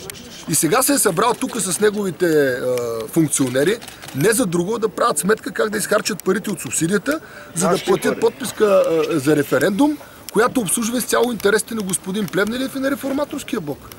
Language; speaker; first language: Bulgarian; native; Bulgarian